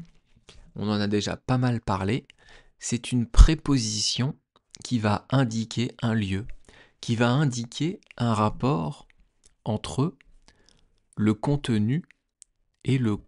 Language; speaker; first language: French; native; French